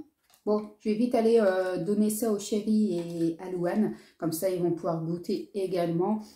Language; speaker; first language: French; native; French